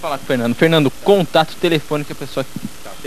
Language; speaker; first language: Portuguese; native; Portuguese